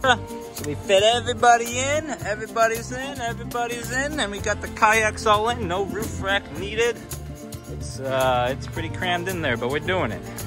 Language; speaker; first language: English; native; English